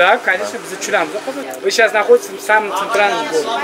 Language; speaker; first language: Russian; non-native, local second language; Uzbek